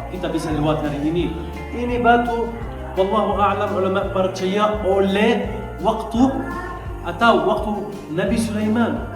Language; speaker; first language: Indonesian; non-native, learner; Arabic